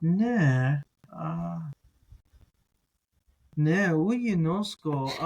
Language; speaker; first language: Greek; non-native, fluent; English